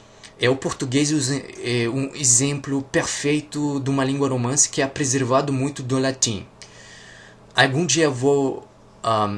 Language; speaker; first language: Portuguese; non-native, learner; Russian